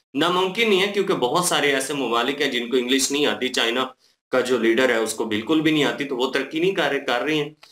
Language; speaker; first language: Urdu; non-native, local second language; Punjabi